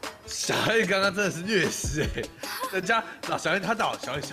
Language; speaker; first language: Chinese; native; Chinese